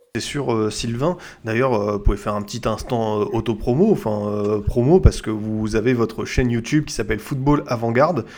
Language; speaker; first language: French; native; French